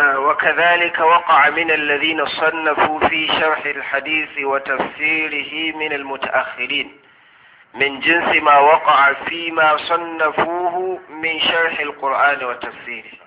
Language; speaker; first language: Arabic; non-native, fluent; Hausa